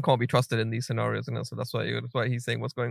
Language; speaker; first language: English; native; English